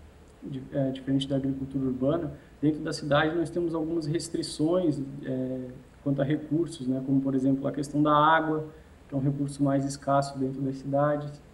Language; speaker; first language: Portuguese; native; Portuguese